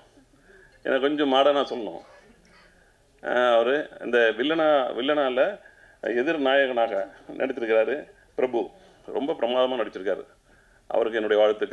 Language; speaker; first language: Tamil; native; Tamil